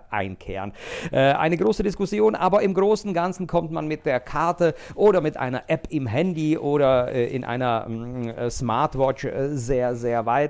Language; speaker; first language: German; non-native, fluent; Czech